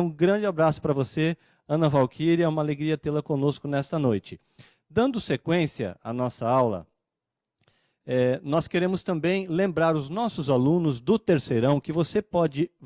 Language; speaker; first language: Portuguese; native; Portuguese